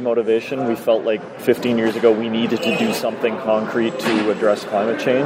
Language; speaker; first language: English; native; English